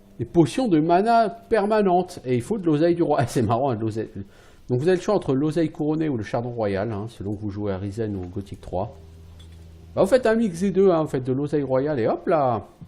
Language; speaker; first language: French; native; French